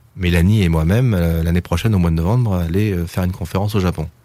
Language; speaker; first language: French; native; French